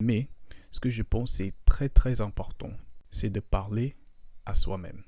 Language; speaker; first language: French; non-native, fluent; English